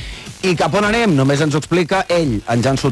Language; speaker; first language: Catalan; native; Catalan